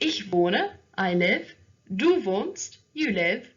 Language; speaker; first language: German; non-native, fluent; English